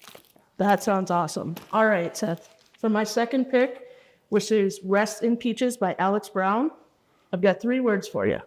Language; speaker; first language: English; native; English